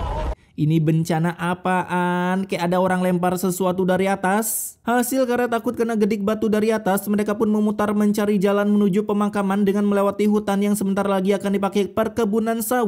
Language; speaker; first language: Indonesian; native; Indonesian